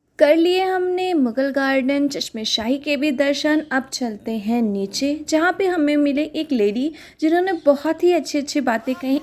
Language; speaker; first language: Hindi; native; Hindi